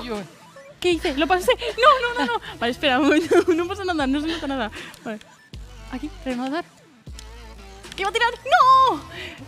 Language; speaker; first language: Spanish; native; Spanish